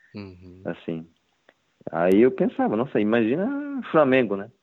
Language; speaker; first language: Portuguese; non-native, fluent; Japanese